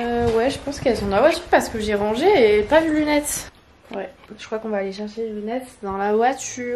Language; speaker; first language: French; native; French